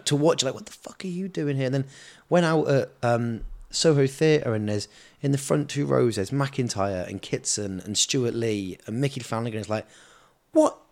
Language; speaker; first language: English; native; English